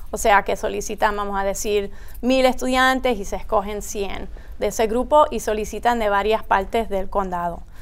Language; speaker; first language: Spanish; early bilingual, heritage; Spanish